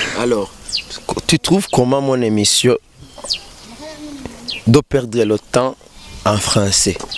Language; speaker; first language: French; non-native, local second language; Rundi